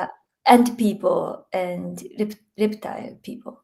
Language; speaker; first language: English; non-native, learner; Japanese